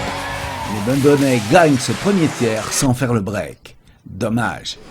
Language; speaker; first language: French; native; French